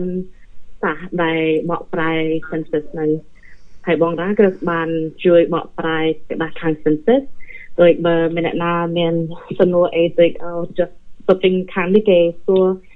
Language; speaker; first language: Khmer; early bilingual, heritage; Khmer